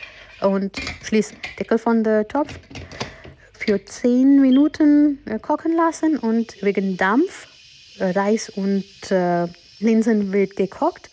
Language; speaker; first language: German; non-native, learner; Gujarati